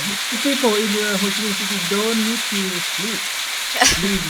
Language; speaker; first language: English; non-native, learner; Vietnamese